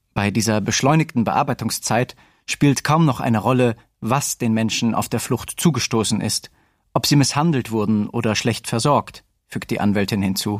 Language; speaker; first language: German; native; German